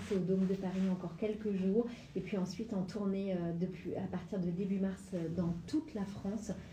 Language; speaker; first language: French; native; French